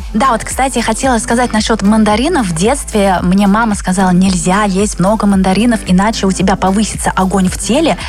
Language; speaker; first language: Russian; early bilingual, other home language; Chinese